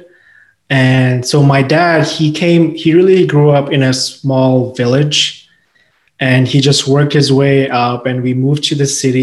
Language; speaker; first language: English; non-native, local second language; Urdu